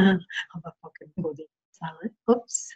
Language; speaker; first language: French; non-native, fluent; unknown